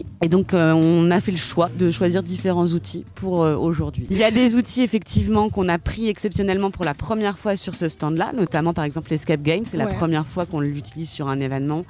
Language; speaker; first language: French; native; French